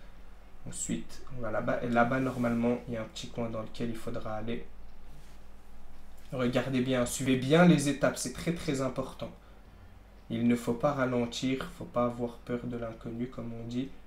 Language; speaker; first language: French; native; French